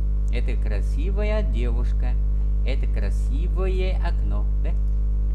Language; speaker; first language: Russian; non-native, fluent; Vietnamese